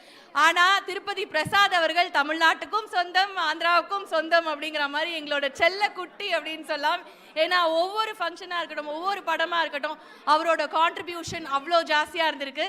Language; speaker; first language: Tamil; native; Tamil